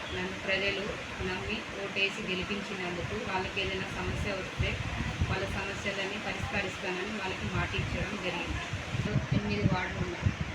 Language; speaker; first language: Telugu; non-native, local second language; Lambadi